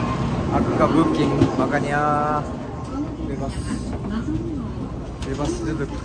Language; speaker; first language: Indonesian; non-native, fluent; Japanese